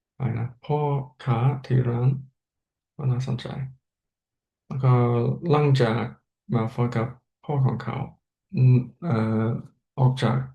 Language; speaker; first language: Thai; non-native, learner; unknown